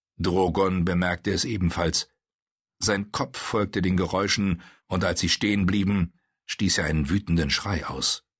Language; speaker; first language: German; native; German